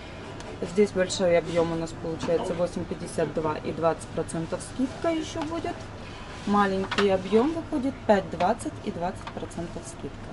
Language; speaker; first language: Russian; native; Russian